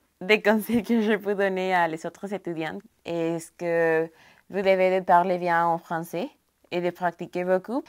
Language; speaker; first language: French; non-native, fluent; Spanish